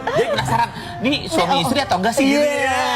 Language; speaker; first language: Indonesian; native; Indonesian